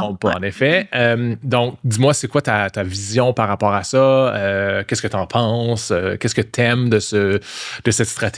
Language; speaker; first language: French; native; French